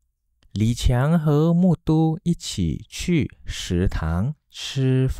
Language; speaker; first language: Chinese; non-native, fluent; Malay